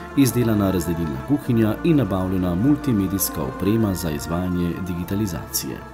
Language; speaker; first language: Slovenian; native; Slovenian